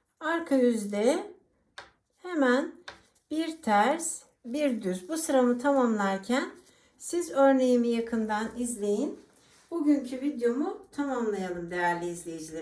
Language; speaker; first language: Turkish; native; Turkish